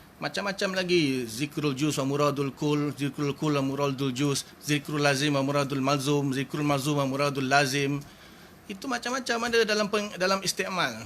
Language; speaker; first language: Malay; native; Malay